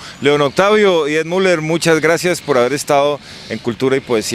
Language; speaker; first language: Spanish; native; Spanish